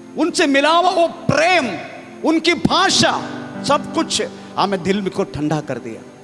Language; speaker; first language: Hindi; non-native, local second language; Malayalam